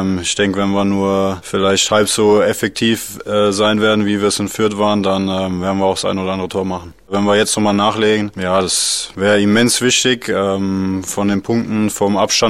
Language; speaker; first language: German; native; German